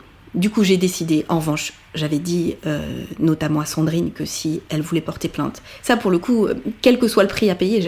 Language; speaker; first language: French; native; French